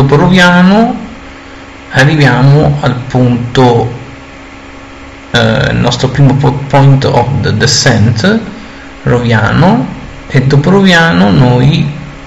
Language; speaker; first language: Italian; native; Italian